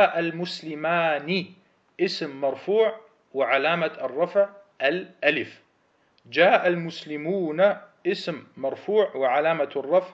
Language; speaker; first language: Arabic; early bilingual, heritage; Arabic